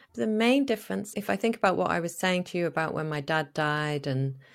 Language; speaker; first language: English; native; English